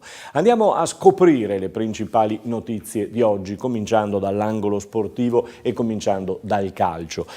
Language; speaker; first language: Italian; native; Italian